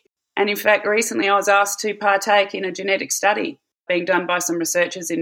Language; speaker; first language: English; native; English